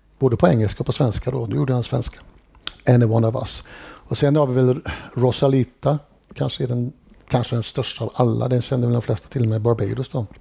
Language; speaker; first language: Swedish; native; Swedish